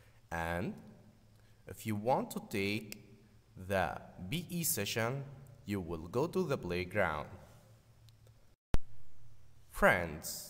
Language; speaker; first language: English; non-native, fluent; Arabic